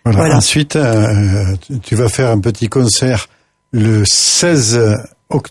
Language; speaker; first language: French; native; French